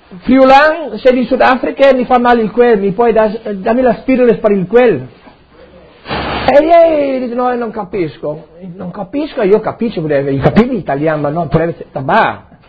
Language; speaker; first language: Italian; non-native, learner; Friulian